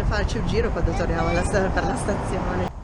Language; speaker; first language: Italian; native; Italian